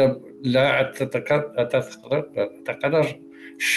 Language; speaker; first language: Arabic; non-native, learner; Dutch